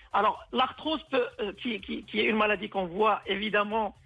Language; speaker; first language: French; non-native, local second language; Arabic